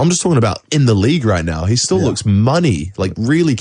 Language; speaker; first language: English; native; English